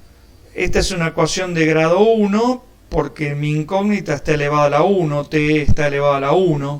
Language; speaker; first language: Spanish; native; Spanish